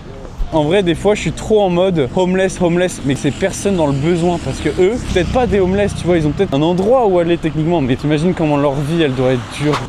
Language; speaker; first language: French; native; French